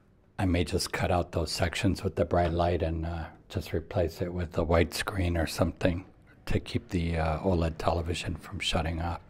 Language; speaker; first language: English; native; English